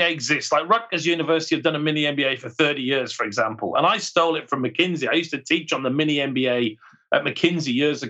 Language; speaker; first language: English; native; English